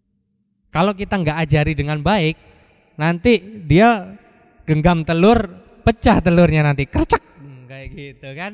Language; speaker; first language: Indonesian; native; Indonesian